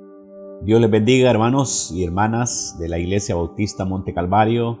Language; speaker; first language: Spanish; native; Spanish